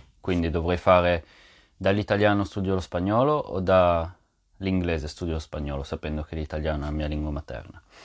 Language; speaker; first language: Italian; native; Italian